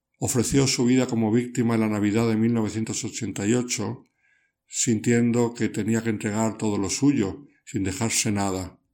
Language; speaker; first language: Spanish; native; Spanish